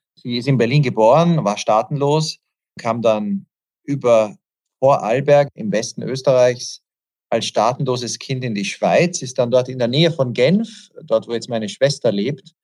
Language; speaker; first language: German; native; German